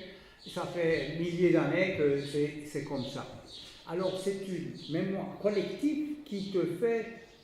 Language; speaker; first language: French; non-native, fluent; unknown